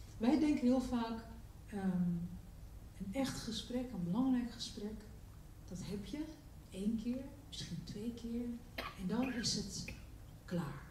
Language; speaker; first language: Dutch; early bilingual, other home language; Turkish